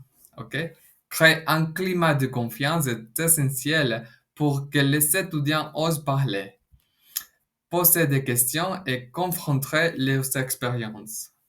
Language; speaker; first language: French; non-native, fluent; Spanish